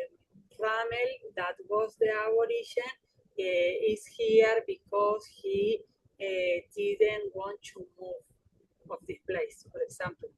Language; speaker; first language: English; non-native, learner; Spanish